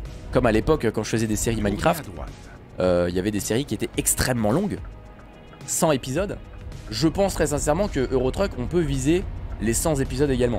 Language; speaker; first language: French; native; French